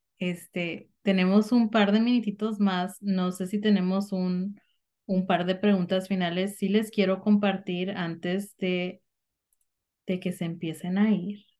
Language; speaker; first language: Spanish; native; Spanish